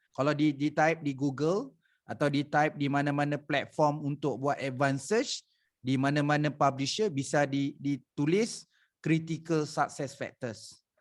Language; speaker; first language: Malay; native; Malay